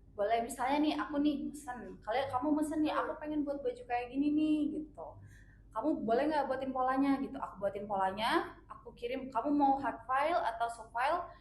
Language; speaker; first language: Indonesian; native; Indonesian